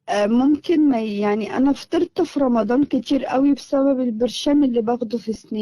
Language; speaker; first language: Arabic; native; Arabic